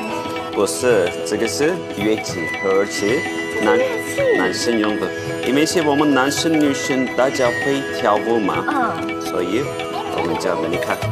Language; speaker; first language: Chinese; non-native, fluent; Turkish